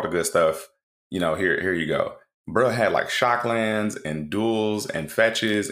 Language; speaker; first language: English; native; English